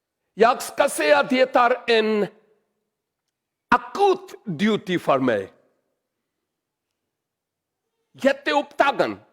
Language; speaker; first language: Swedish; non-native, learner; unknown